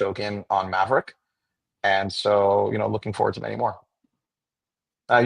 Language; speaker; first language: English; native; English